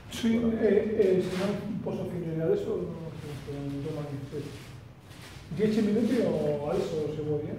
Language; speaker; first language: Italian; non-native, fluent; Spanish